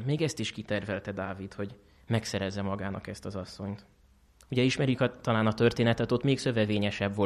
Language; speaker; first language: Hungarian; native; Hungarian